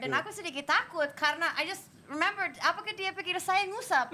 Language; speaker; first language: Indonesian; non-native, fluent; English